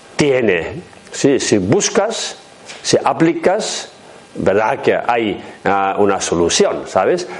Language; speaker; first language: Spanish; non-native, learner; Chinese